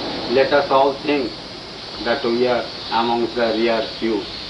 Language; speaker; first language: English; non-native, local second language; Bangla